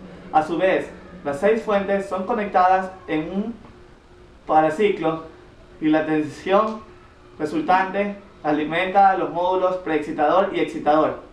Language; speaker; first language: Spanish; native; Spanish